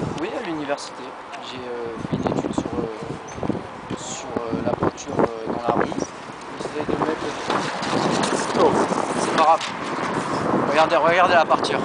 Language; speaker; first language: French; native; French